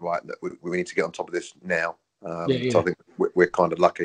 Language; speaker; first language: English; native; English